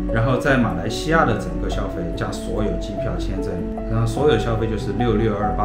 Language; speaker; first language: Chinese; native; Chinese